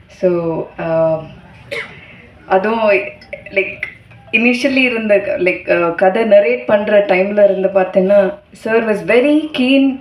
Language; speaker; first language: Tamil; non-native, fluent; Malayalam